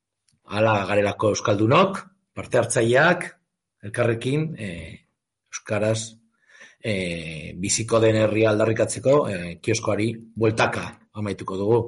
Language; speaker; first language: Basque; native; Basque